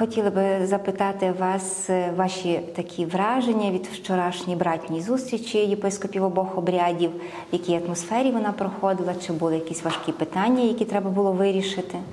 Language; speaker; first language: Ukrainian; native; Ukrainian